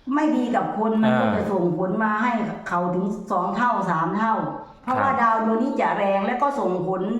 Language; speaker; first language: Thai; non-native, local second language; Northeastern Thai